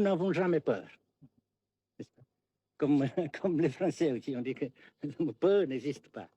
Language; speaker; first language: French; non-native, local second language; Vietnamese